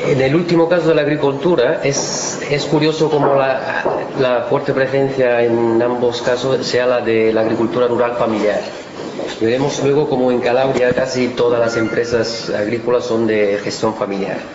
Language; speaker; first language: Spanish; non-native, fluent; Italian